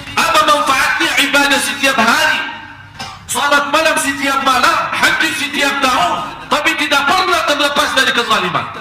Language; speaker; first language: Malay; non-native, fluent; Arabic